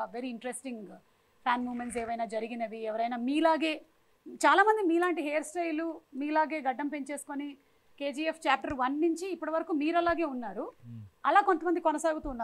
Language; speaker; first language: Telugu; native; Telugu